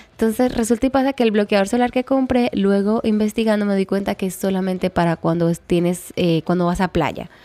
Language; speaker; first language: Spanish; native; Spanish